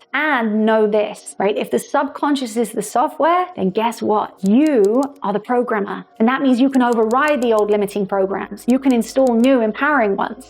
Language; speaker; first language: English; native; English